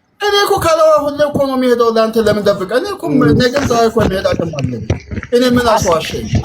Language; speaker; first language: Amharic; non-native, local second language; Wolaytta